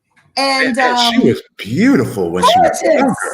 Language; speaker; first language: English; native; English